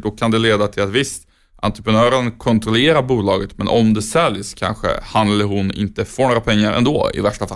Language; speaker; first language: Swedish; native; Swedish